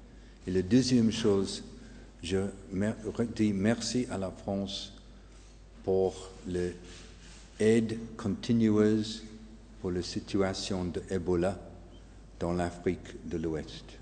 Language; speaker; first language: French; non-native, fluent; English